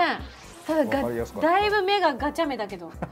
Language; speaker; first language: Japanese; native; Japanese